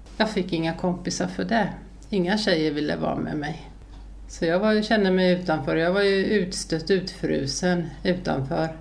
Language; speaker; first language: Swedish; early bilingual, other home language; Finnish